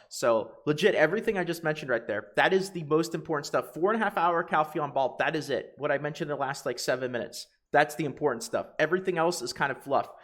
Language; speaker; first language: English; native; English